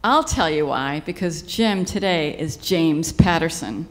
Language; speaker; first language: English; native; English